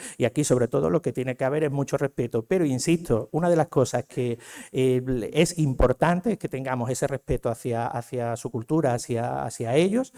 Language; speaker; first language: Spanish; native; Spanish